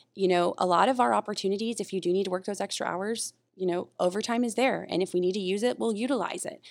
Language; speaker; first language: English; native; English